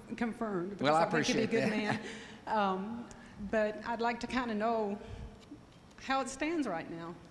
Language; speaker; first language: English; native; English